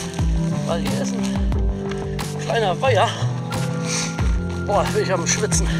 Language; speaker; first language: German; native; German